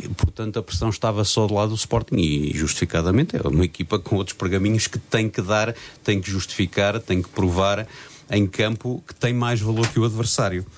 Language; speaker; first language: Portuguese; native; Portuguese